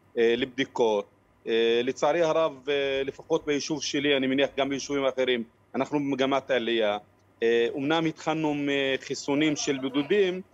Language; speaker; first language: Hebrew; non-native, local second language; Arabic